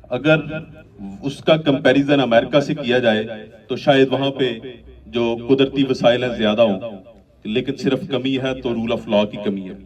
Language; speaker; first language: Urdu; non-native, local second language; Punjabi